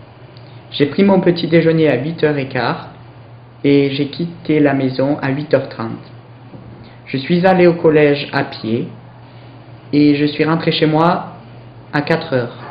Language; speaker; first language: French; non-native, learner; English